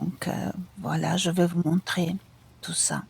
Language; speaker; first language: French; non-native, fluent; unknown